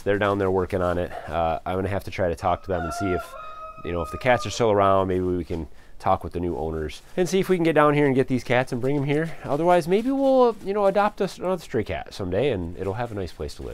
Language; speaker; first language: English; native; English